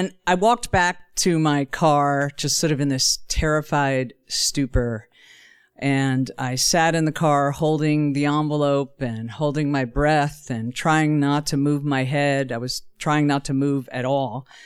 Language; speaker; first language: English; native; English